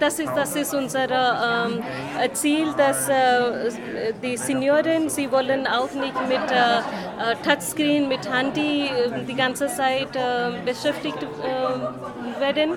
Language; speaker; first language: German; non-native, learner; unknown